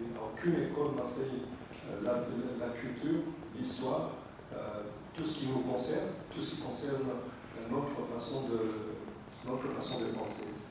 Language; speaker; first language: French; non-native, local second language; Lingala